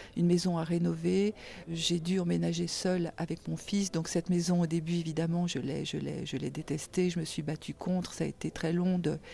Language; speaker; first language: French; native; French